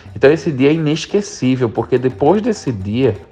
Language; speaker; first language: Portuguese; native; Portuguese